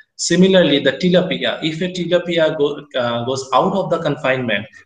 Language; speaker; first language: English; non-native, local second language; Assamese